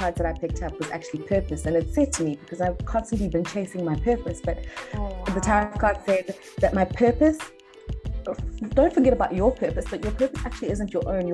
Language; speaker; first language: English; non-native, local second language; Xhosa